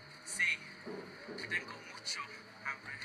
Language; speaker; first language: Spanish; non-native, learner; English